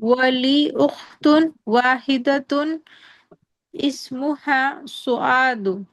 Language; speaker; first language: Arabic; non-native, learner; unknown